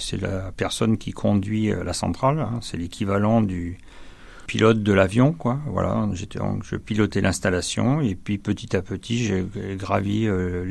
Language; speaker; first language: French; native; French